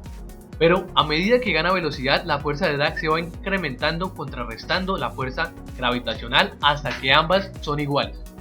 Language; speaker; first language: Spanish; native; Spanish